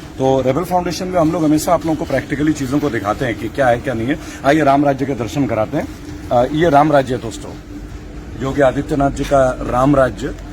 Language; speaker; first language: Hindi; non-native, local second language; Bangla